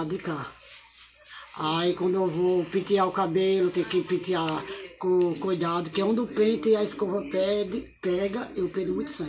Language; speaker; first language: Portuguese; native; Portuguese